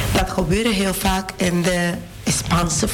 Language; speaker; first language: Dutch; non-native, fluent; Spanish